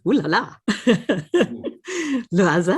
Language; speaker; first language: French; non-native, fluent; Swedish